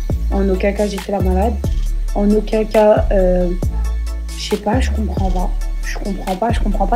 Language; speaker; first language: French; native; French